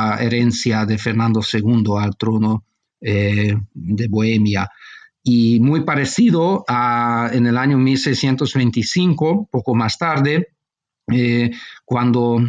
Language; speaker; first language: Spanish; non-native, fluent; Hungarian